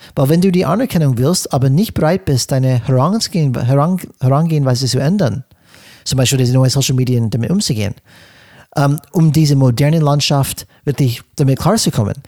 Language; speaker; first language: German; non-native, fluent; English